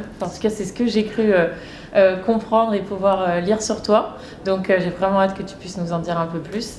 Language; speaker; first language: French; native; French